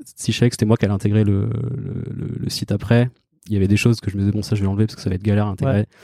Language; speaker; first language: French; native; French